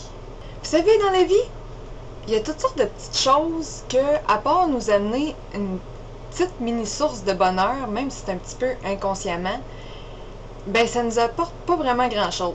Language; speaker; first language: French; native; French